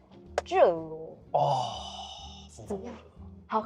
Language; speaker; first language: Chinese; native; Chinese